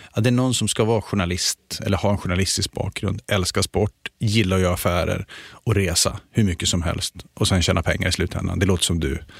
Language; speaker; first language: Swedish; native; Swedish